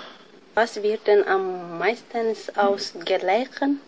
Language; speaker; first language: German; non-native, learner; Tigrinya